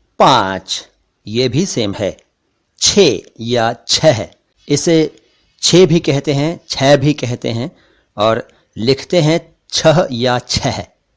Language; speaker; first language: Hindi; native; Hindi